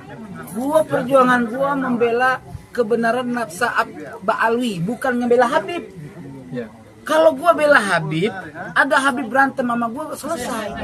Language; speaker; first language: Indonesian; native; Indonesian